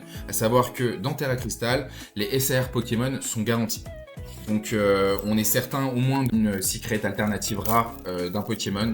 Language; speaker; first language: French; native; French